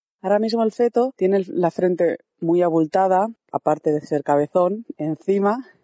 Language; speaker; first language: Spanish; native; Spanish